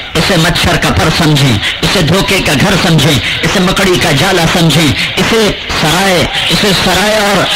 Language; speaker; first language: Urdu; non-native, local second language; Punjabi